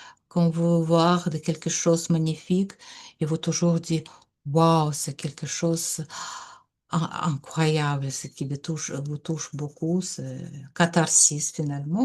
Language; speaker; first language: French; non-native, learner; Russian